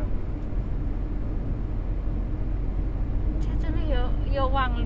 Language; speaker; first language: Chinese; non-native, learner; Indonesian